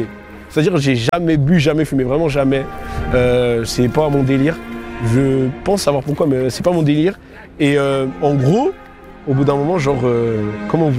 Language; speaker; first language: French; native; French